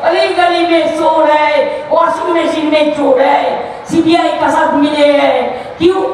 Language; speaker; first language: Hindi; non-native, local second language; Bangla